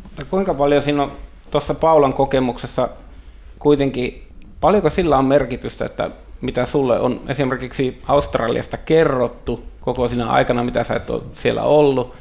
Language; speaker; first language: Finnish; native; Finnish